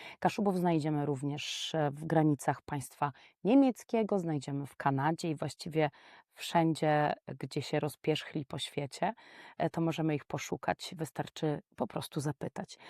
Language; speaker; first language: Polish; native; Polish